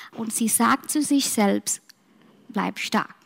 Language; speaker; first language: German; non-native, fluent; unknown